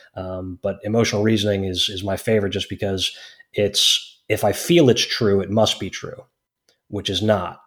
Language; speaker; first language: English; native; English